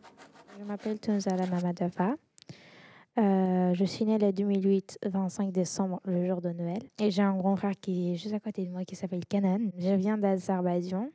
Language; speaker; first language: French; early bilingual, other home language; Azerbaijani